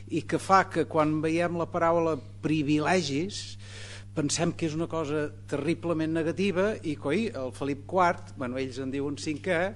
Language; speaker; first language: Catalan; non-native, fluent; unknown